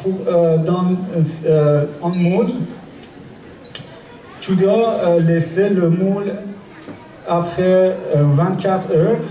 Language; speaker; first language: French; non-native, learner; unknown